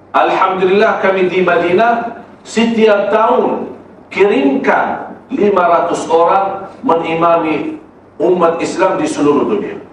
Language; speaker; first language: Malay; non-native, fluent; Arabic